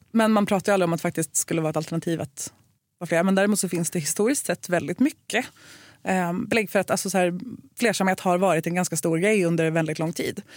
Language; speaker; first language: Swedish; native; Swedish